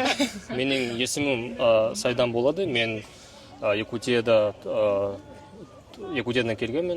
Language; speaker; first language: Kazakh; non-native, learner; Yakut